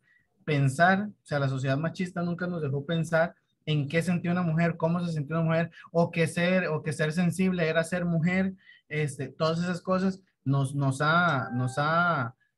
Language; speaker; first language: Spanish; native; Spanish